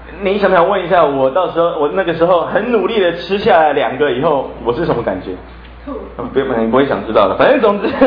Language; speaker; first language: Chinese; native; Chinese